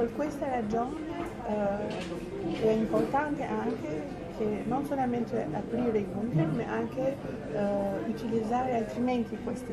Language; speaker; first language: Italian; non-native, fluent; Albanian